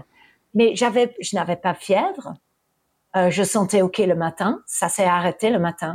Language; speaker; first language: French; early bilingual, heritage; English